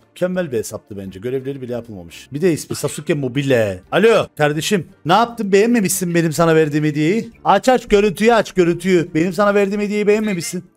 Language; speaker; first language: Turkish; native; Turkish